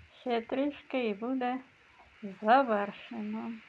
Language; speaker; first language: Ukrainian; native; Ukrainian